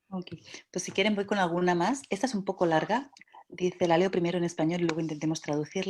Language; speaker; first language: Spanish; native; Spanish